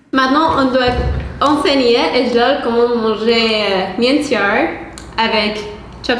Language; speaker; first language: French; non-native, fluent; Persian